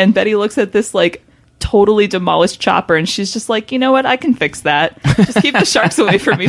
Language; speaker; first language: English; native; English